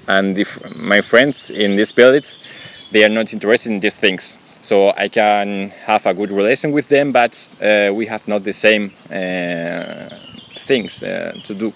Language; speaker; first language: English; non-native, learner; Spanish